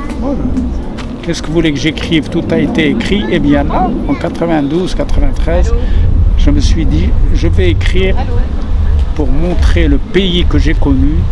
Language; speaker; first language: French; non-native, local second language; Arabic